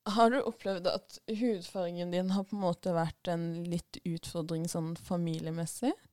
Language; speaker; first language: Norwegian; early bilingual, other home language; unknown